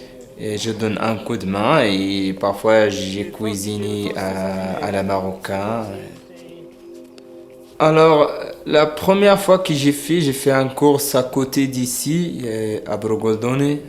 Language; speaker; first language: French; non-native, learner; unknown